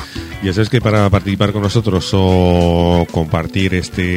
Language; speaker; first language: Spanish; native; Spanish